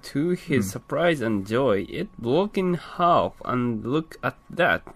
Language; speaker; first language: English; non-native, learner; Japanese